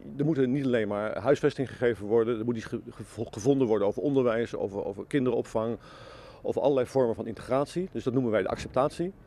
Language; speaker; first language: Dutch; native; Dutch